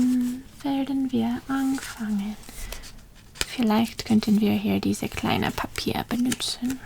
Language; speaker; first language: German; non-native, learner; English